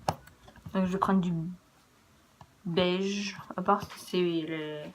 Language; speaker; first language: French; native; French